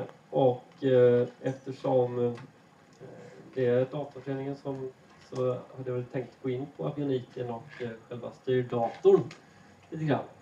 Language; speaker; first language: Swedish; native; Swedish